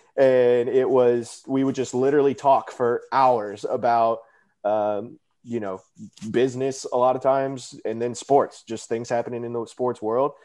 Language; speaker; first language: English; native; English